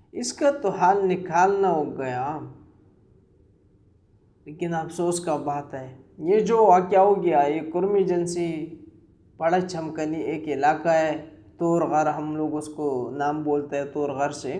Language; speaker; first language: Hindi; non-native, local second language; Pashto